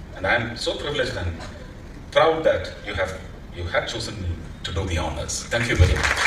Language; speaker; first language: English; non-native, local second language; Malayalam